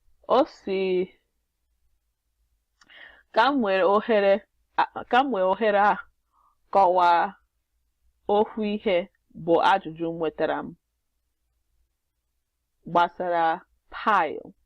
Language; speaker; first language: Igbo; non-native, learner; English